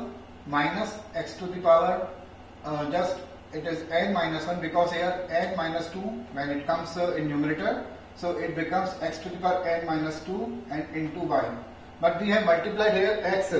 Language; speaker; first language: English; non-native, local second language; Hindi